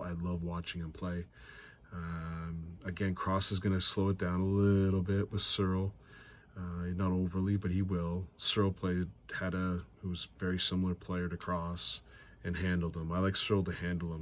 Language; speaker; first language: English; native; English